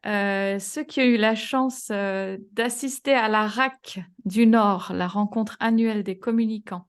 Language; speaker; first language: French; native; French